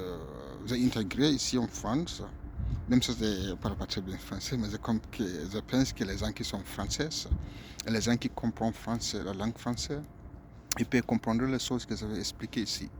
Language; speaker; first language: French; non-native, learner; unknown